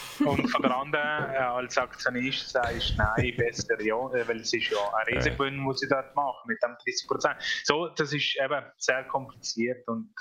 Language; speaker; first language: German; non-native, fluent; Italian